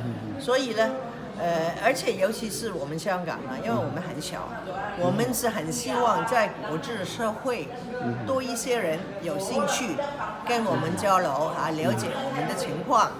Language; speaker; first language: Chinese; non-native, local second language; Cantonese